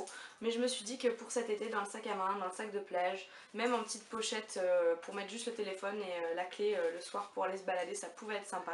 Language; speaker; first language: French; native; French